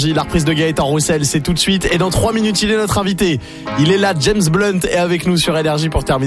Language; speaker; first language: French; native; French